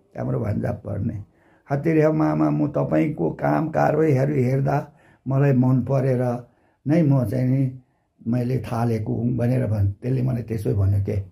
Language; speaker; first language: Nepali; non-native, local second language; Limbu